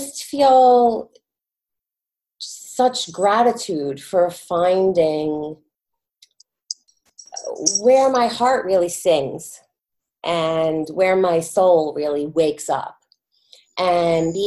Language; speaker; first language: English; native; English